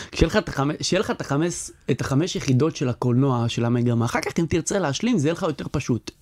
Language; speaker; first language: Hebrew; native; Hebrew